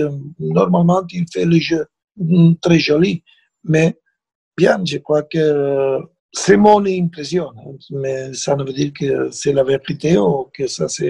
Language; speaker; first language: French; non-native, fluent; Spanish